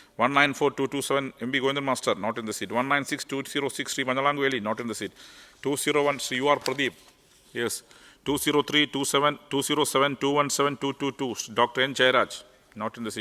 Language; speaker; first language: English; non-native, local second language; Malayalam